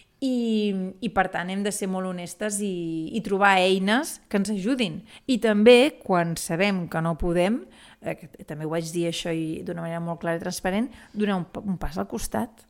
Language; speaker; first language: Catalan; native; Catalan